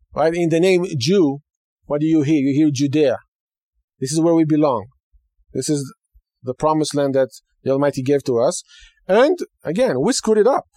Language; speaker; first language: English; non-native, fluent; Hebrew